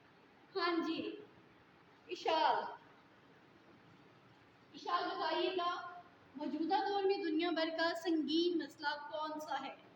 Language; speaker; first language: Urdu; native; Urdu